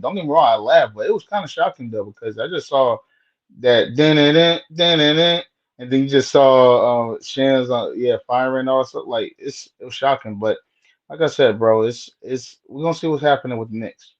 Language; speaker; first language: English; native; English